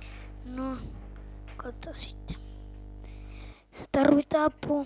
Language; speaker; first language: Finnish; native; Finnish